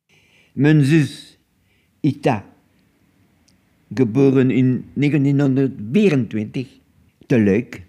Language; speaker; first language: Dutch; non-native, local second language; French